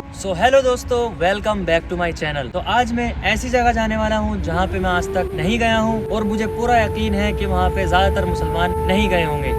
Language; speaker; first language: Hindi; native; Hindi